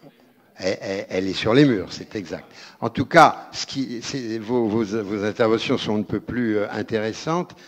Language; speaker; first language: French; native; French